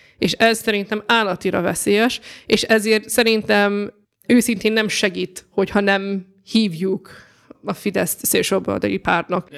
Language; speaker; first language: Hungarian; early bilingual, heritage; Hungarian